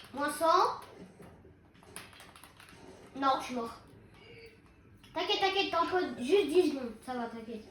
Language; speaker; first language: French; native; French